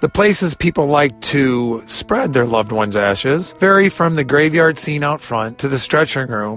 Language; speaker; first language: English; native; English